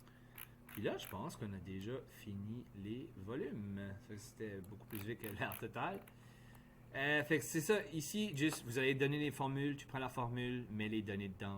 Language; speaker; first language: French; native; French